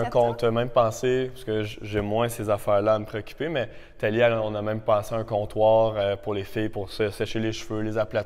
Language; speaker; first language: French; native; French